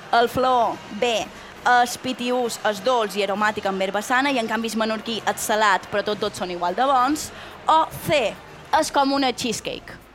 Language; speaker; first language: Catalan; native; Catalan